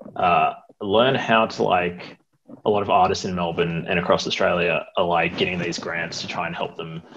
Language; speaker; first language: English; native; English